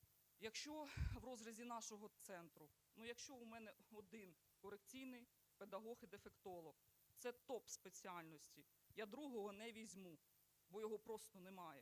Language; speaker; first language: Ukrainian; native; Ukrainian